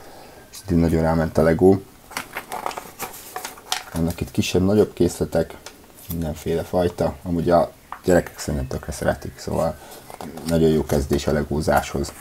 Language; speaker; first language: Hungarian; native; Hungarian